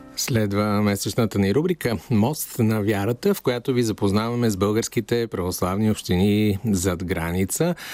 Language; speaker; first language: Bulgarian; native; Bulgarian